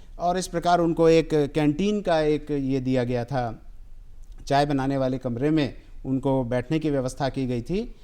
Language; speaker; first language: Hindi; native; Hindi